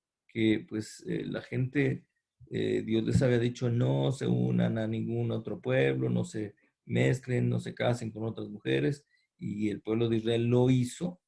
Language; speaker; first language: Spanish; native; Spanish